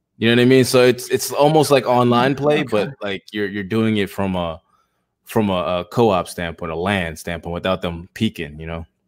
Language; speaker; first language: English; native; English